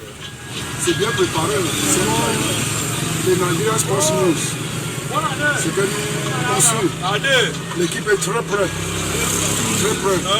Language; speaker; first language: French; non-native, fluent; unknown